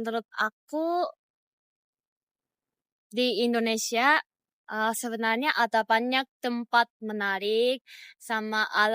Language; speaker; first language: Indonesian; non-native, fluent; Japanese